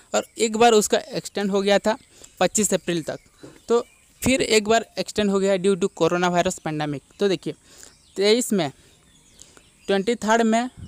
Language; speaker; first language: Hindi; non-native, local second language; Odia